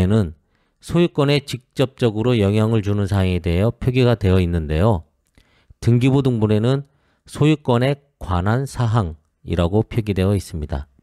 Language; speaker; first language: Korean; native; Korean